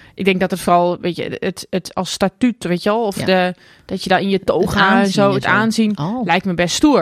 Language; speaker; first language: Dutch; native; Dutch